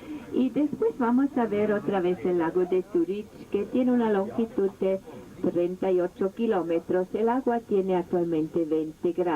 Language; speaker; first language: Spanish; non-native, fluent; German